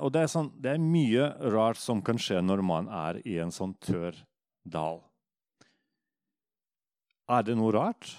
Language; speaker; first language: Norwegian; non-native, fluent; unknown